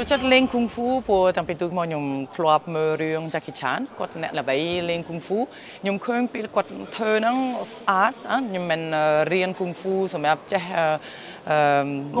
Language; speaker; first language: Khmer; early bilingual, heritage; Khmer